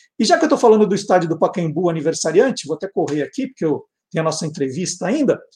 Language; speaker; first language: Portuguese; native; Portuguese